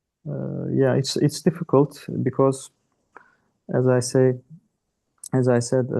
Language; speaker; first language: English; non-native, learner; Turkish